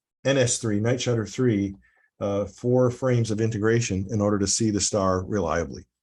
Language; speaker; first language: English; native; English